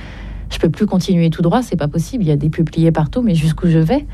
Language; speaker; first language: French; native; French